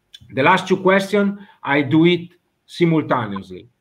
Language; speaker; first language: English; non-native, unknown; Italian